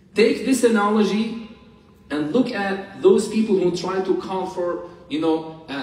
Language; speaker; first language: English; non-native, fluent; Arabic